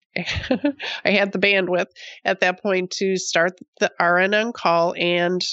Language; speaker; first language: English; native; English